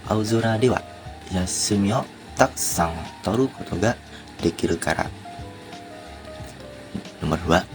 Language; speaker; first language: Japanese; non-native, learner; Indonesian